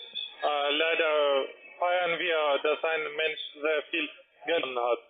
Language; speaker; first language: German; non-native, learner; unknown